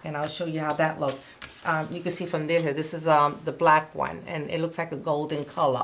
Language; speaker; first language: English; non-native, fluent; Spanish